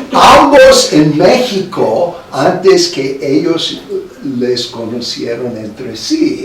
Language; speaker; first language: Spanish; non-native, fluent; English